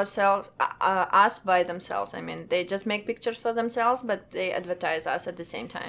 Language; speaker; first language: English; non-native, fluent; Russian